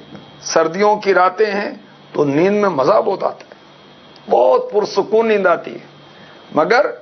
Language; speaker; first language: Urdu; native; Urdu